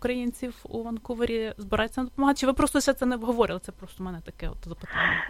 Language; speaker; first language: Ukrainian; native; Ukrainian